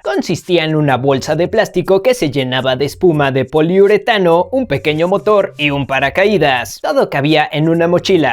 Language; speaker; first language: Spanish; native; Spanish